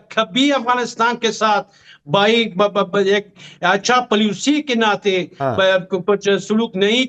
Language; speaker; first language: Hindi; non-native, fluent; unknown